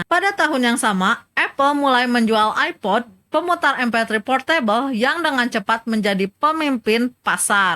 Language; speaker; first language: Indonesian; native; Indonesian